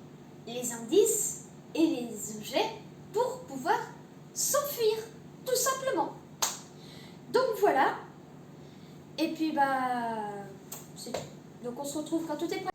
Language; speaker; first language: French; native; French